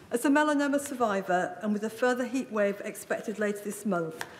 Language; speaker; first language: English; native; English